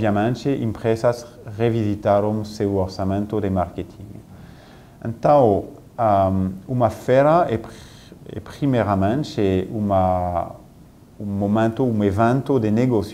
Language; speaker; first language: Portuguese; non-native, fluent; French